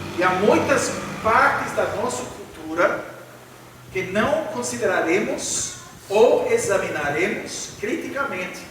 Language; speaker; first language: Portuguese; non-native, fluent; English